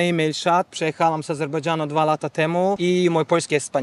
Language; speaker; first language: Polish; non-native, fluent; Azerbaijani